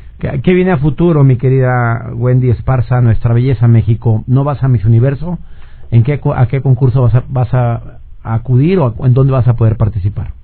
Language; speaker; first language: Spanish; native; Spanish